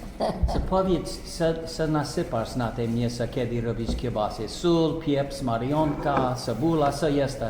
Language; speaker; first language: Polish; early bilingual, heritage; Polish